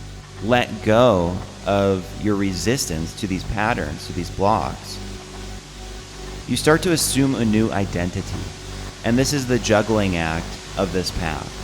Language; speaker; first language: English; native; English